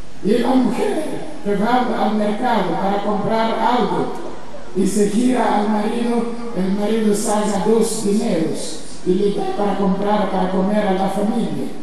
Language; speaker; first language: Spanish; non-native, fluent; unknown